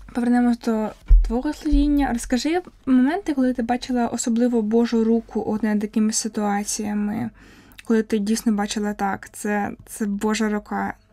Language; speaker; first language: Ukrainian; native; Ukrainian